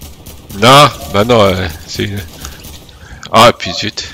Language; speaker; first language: French; native; French